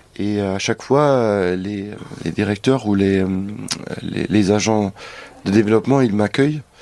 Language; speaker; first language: French; non-native, fluent; German